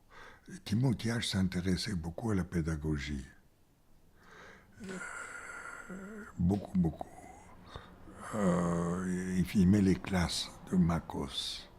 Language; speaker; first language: French; non-native, fluent; Bulgarian